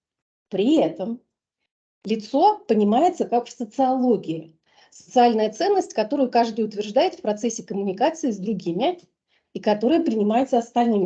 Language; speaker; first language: Russian; native; Russian